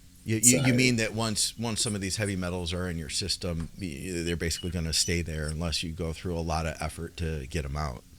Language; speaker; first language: English; native; English